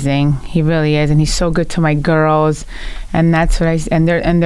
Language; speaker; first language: English; early bilingual, other home language; Italian